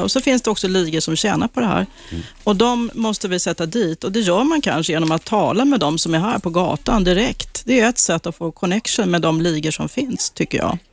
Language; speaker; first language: Swedish; native; Swedish